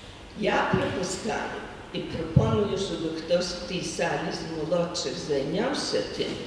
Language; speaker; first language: Ukrainian; early bilingual, heritage; Ukrainian